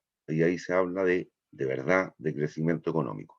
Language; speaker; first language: Spanish; native; Spanish